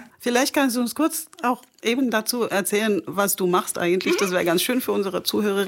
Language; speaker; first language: German; non-native, fluent; French